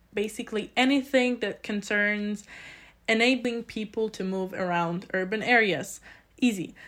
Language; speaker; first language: English; non-native, fluent; Polish